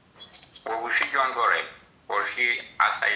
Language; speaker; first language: Chinese; non-native, learner; Amharic